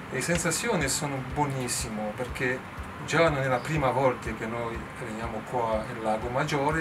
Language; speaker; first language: Italian; non-native, learner; French